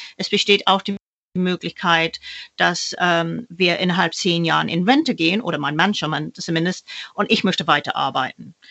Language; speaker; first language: German; non-native, fluent; English